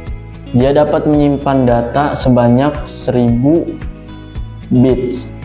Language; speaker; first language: Indonesian; native; Indonesian